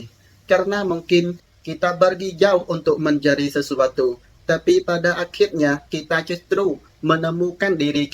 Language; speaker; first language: Indonesian; non-native, fluent; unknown